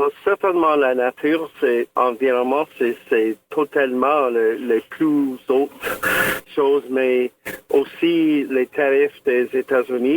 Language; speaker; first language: French; non-native, local second language; English